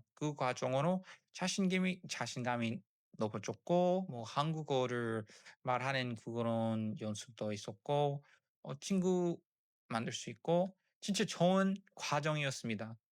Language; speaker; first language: Korean; non-native, learner; English